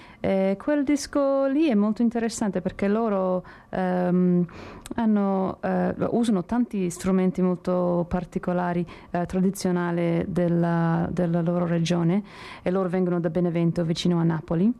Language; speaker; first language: Italian; non-native, fluent; English